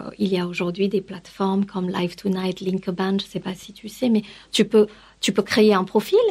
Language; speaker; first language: French; non-native, fluent; Kannada